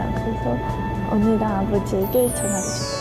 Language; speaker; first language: Korean; non-native, learner; Japanese